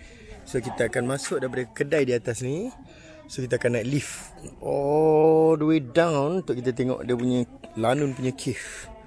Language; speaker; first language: Malay; native; Malay